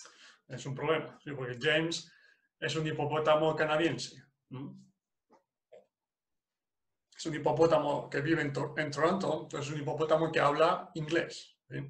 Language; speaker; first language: Spanish; non-native, fluent; English